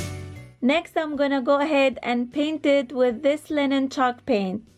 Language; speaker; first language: English; non-native, fluent; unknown